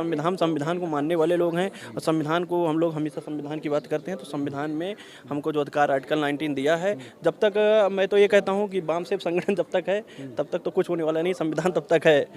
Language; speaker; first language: Hindi; native; Hindi